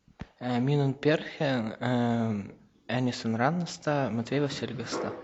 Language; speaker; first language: Finnish; non-native, learner; Russian